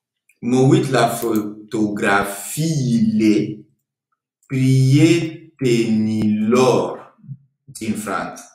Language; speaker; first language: Romanian; non-native, fluent; French